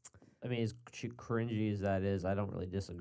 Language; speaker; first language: English; native; English